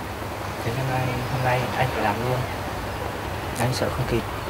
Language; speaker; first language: Vietnamese; native; Vietnamese